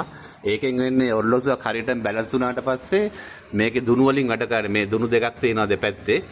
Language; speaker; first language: Sinhala; native; Sinhala